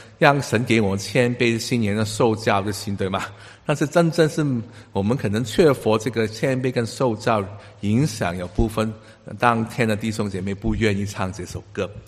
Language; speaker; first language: Chinese; non-native, local second language; Cantonese